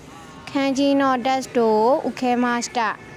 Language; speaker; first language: Japanese; non-native, learner; Burmese